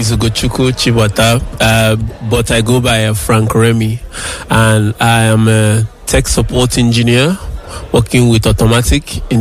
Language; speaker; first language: English; non-native, local second language; Igbo